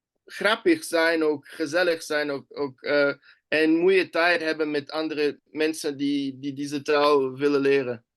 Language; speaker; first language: Dutch; non-native, fluent; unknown